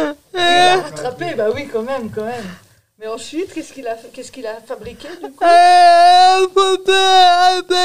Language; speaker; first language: French; native; French